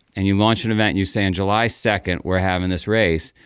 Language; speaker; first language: English; native; English